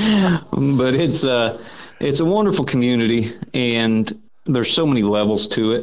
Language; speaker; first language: English; native; English